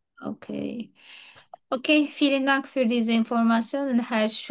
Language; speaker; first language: German; non-native, learner; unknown